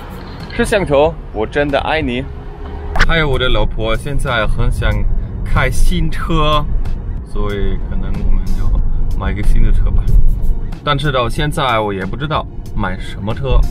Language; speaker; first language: Chinese; non-native, fluent; German